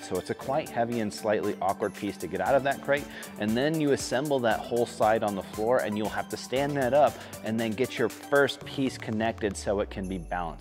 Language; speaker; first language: English; native; English